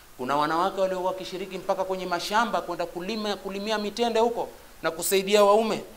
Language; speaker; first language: Swahili; native; Swahili